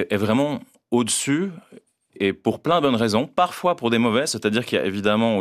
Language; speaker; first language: French; native; French